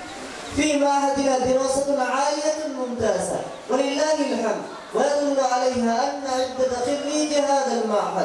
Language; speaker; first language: Arabic; non-native, learner; Bangla